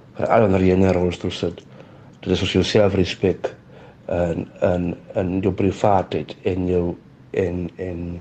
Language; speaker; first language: Afrikaans; native; Afrikaans